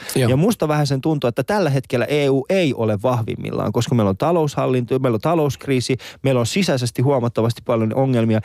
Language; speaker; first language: Finnish; early bilingual, other home language; Persian